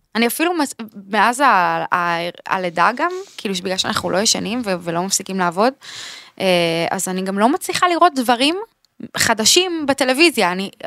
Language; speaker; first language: Hebrew; native; Hebrew